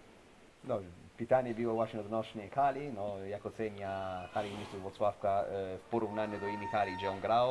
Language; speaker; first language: Polish; non-native, fluent; Italian